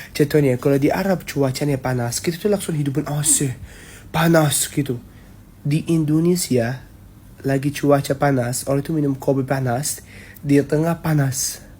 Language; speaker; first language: Indonesian; non-native, fluent; Arabic